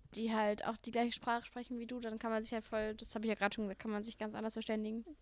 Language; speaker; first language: German; native; German